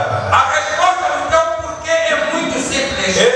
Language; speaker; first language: Portuguese; non-native, fluent; Lingala